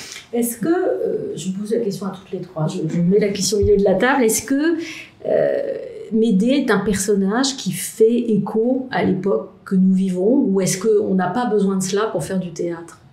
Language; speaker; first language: French; native; French